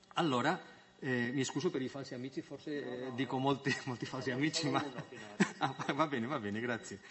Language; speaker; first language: Italian; non-native, fluent; Spanish